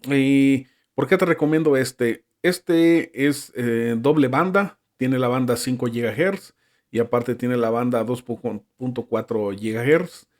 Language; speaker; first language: Spanish; native; Spanish